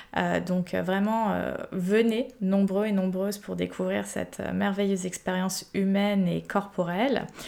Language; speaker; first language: French; native; French